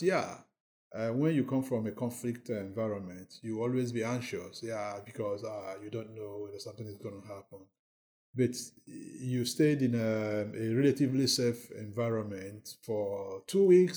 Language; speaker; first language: English; non-native, local second language; Igbo